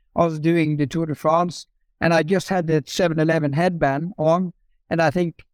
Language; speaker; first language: English; non-native, fluent; Norwegian